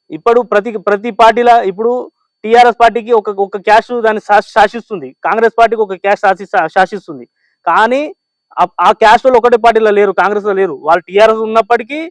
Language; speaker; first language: Telugu; non-native, local second language; Lambadi